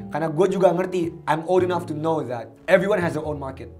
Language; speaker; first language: English; early bilingual, other home language; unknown